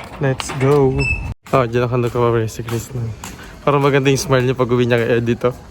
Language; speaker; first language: Filipino; native; Filipino